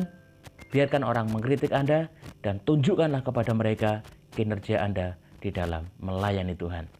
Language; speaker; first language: Indonesian; native; Indonesian